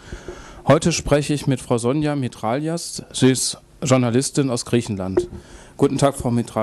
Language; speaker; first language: German; native; German